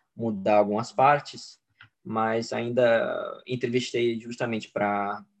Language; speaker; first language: Portuguese; non-native, fluent; Swedish